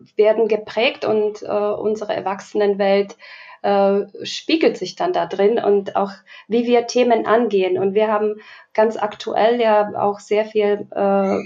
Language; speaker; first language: German; non-native, fluent; Slovak